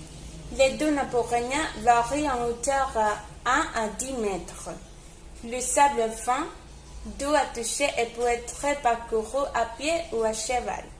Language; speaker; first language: French; non-native, learner; Spanish